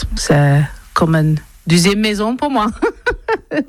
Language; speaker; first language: French; non-native, learner; English